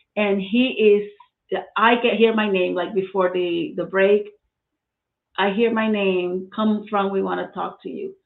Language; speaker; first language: English; non-native, fluent; Spanish